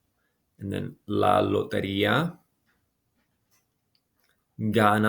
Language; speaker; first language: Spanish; non-native, fluent; English